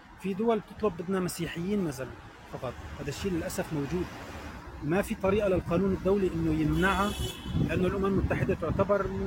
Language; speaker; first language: Arabic; native; Arabic